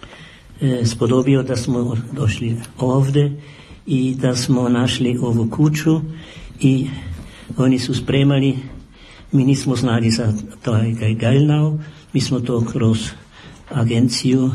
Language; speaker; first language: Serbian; non-native, fluent; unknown